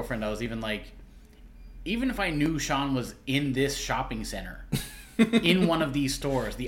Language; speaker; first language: English; native; English